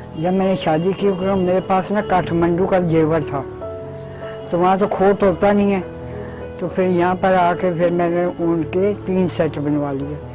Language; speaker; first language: Hindi; early bilingual, other home language; Punjabi